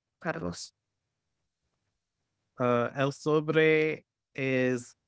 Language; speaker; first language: Spanish; non-native, learner; English